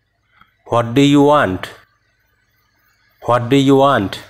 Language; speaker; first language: English; non-native, fluent; Bangla